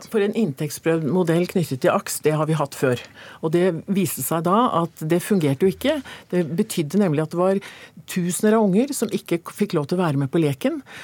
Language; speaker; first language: Norwegian; native; Norwegian